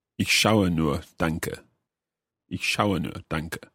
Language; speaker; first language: German; non-native, learner; English